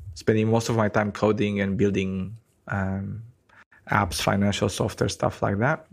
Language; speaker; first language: English; non-native, fluent; Romanian